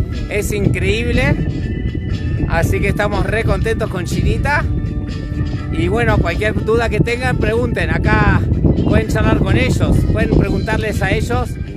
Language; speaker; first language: Spanish; native; Spanish